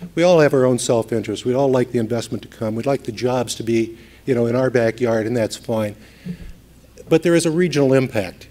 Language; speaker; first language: English; native; English